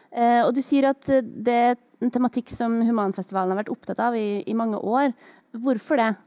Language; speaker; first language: Norwegian; native; Norwegian